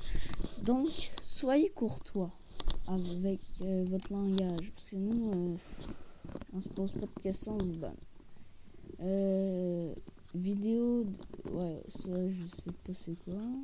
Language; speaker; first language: French; native; French